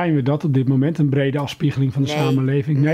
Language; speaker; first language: Dutch; native; Dutch